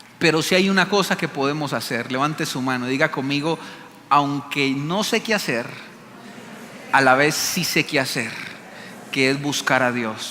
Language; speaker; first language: Spanish; native; Spanish